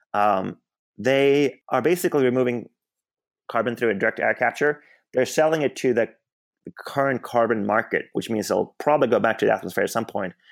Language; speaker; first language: English; non-native, fluent; Swedish